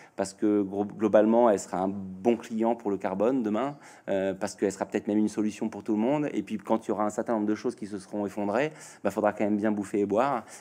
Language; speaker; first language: French; native; French